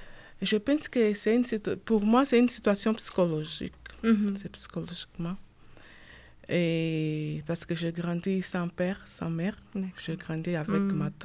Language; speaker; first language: French; non-native, learner; Portuguese